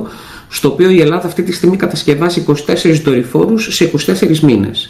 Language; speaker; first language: Greek; native; Greek